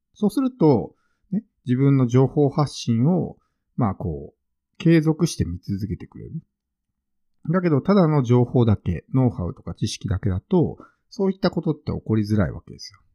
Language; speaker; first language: Japanese; native; Japanese